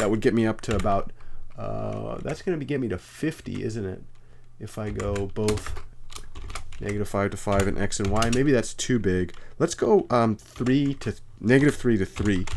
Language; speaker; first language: English; native; English